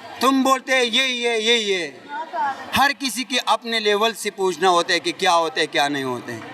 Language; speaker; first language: Urdu; non-native, local second language; Pashto